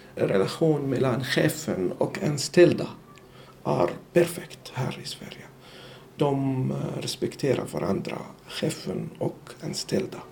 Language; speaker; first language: Swedish; non-native, learner; Arabic